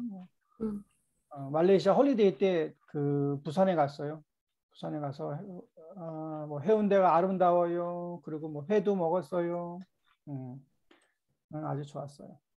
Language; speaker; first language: Korean; native; Korean